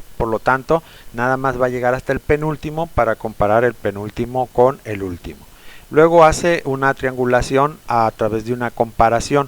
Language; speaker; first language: Spanish; native; Spanish